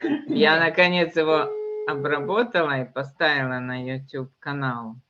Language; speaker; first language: Russian; native; Russian